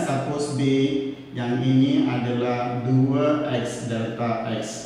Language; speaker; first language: Malay; non-native, local second language; Tamil